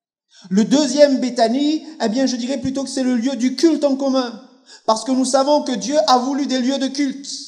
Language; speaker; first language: French; native; French